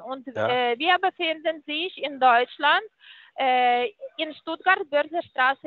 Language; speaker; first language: German; non-native, fluent; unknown